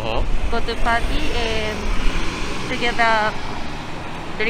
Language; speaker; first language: English; non-native, learner; Japanese